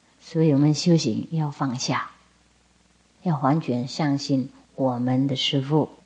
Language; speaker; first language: Chinese; non-native, fluent; Vietnamese